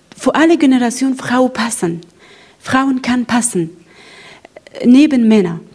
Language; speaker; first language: German; non-native, learner; Persian